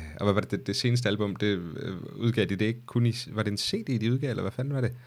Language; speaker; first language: Danish; native; Danish